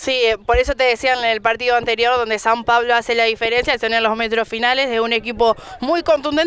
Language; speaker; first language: Spanish; native; Spanish